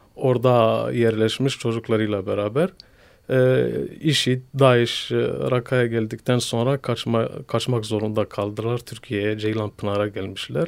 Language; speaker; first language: Turkish; non-native, fluent; Kurdish